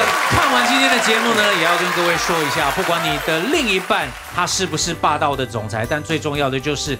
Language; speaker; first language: Chinese; native; Chinese